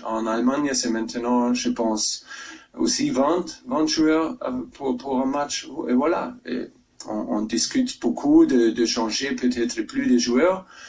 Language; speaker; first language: French; non-native, fluent; German